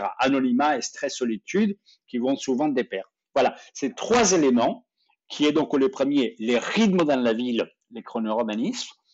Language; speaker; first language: French; non-native, fluent; Spanish